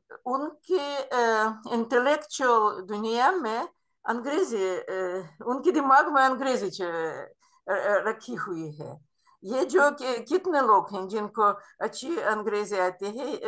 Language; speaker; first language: Hindi; non-native, fluent; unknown